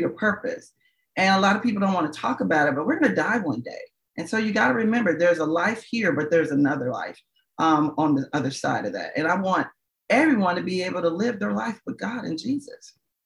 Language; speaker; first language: English; native; English